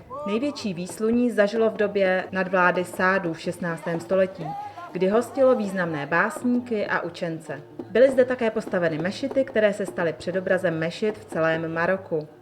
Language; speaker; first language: Czech; native; Czech